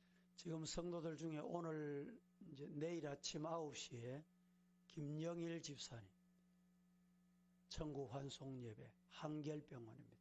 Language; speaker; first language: Korean; native; Korean